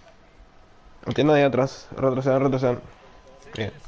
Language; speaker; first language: Spanish; native; Spanish